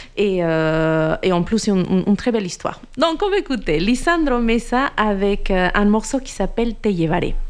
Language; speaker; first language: French; non-native, fluent; Spanish